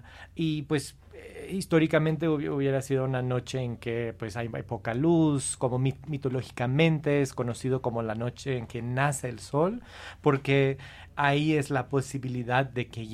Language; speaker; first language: Spanish; non-native, fluent; English